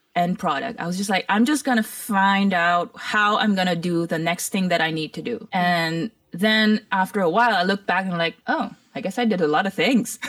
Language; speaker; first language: English; early bilingual, other home language; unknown